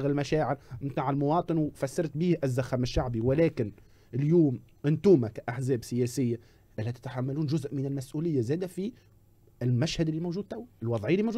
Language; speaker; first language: Arabic; native; Arabic